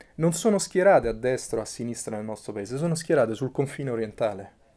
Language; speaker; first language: Italian; native; Italian